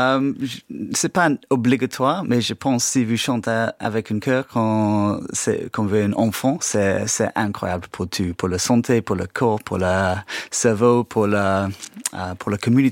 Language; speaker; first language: French; non-native, learner; English